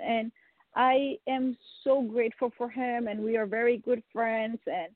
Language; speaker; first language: English; non-native, fluent; Dutch